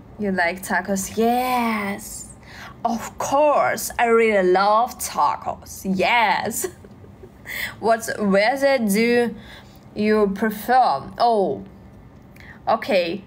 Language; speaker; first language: English; non-native, learner; Russian